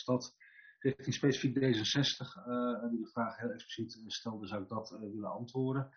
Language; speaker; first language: Dutch; native; Dutch